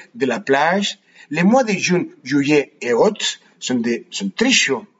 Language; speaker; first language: French; non-native, fluent; Spanish